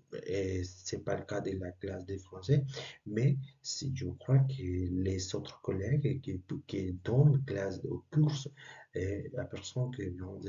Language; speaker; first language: French; non-native, learner; Spanish